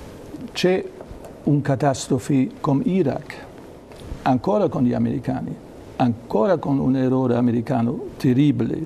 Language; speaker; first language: Italian; non-native, learner; German